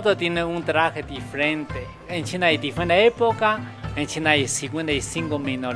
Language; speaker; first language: Spanish; non-native, learner; Chinese